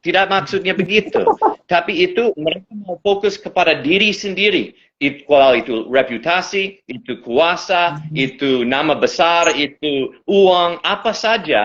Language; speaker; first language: Indonesian; non-native, fluent; English